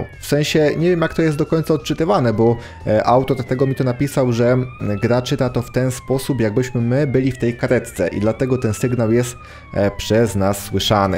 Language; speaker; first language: Polish; native; Polish